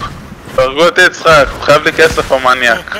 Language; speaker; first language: Hebrew; native; Hebrew